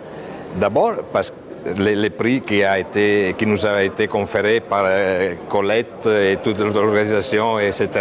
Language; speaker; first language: French; non-native, fluent; Italian